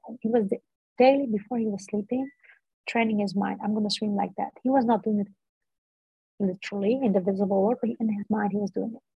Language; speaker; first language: English; non-native, fluent; Dutch